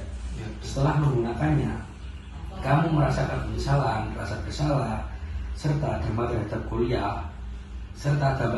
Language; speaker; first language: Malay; non-native, fluent; Indonesian